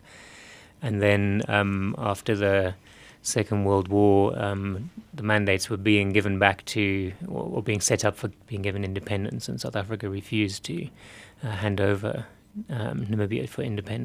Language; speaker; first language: English; native; English